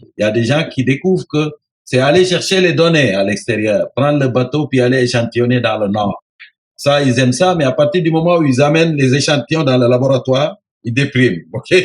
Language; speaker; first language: French; non-native, local second language; Serer